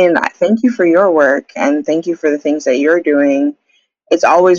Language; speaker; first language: English; native; English